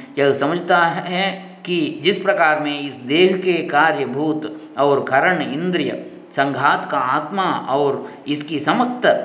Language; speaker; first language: Hindi; non-native, local second language; Kannada